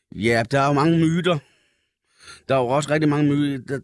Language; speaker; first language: Danish; native; Danish